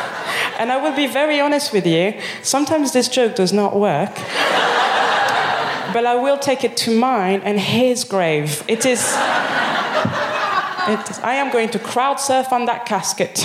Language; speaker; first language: English; non-native, fluent; French